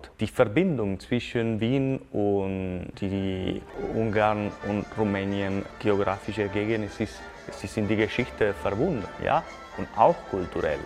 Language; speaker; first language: German; non-native, fluent; Spanish